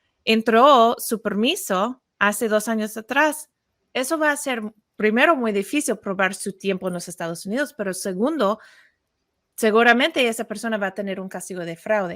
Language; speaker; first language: Spanish; non-native, fluent; English